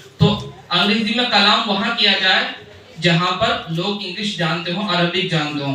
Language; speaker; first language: Urdu; native; Urdu